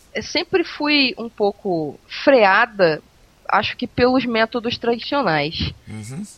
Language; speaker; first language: Portuguese; native; Portuguese